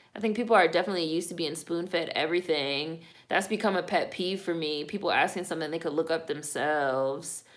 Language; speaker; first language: English; native; English